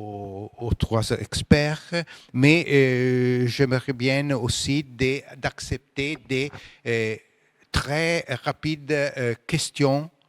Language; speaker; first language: French; non-native, fluent; Italian